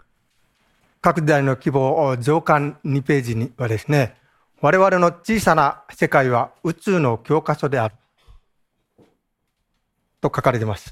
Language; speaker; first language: Japanese; native; Japanese